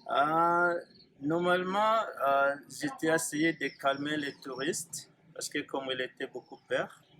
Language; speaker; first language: French; non-native, learner; Swahili